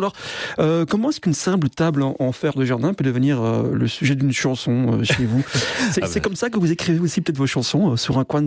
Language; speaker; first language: French; native; French